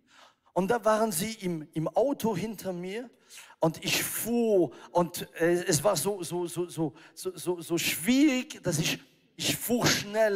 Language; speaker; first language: German; non-native, fluent; French